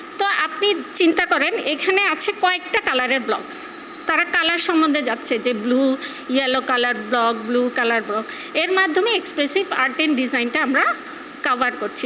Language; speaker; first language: Bangla; native; Bangla